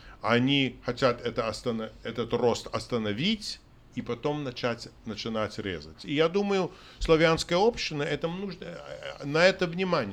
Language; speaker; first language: Russian; non-native, fluent; English